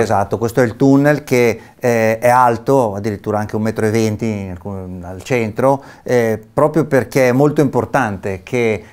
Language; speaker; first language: Italian; native; Italian